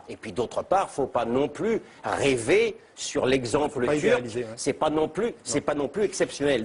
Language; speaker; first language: French; native; French